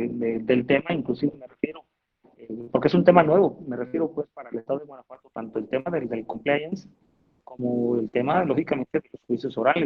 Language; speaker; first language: Spanish; native; Spanish